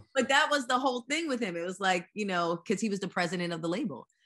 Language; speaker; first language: English; native; English